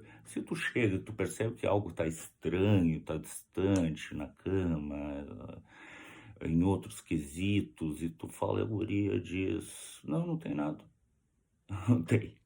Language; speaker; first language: Portuguese; native; Portuguese